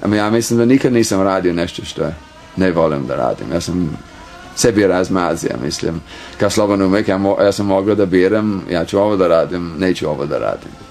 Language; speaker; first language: Serbian; non-native, fluent; English